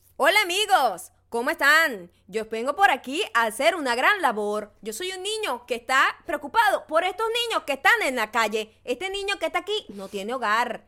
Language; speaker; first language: Spanish; native; Spanish